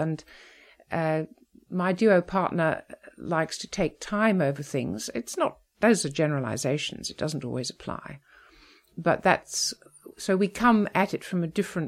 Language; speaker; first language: English; native; English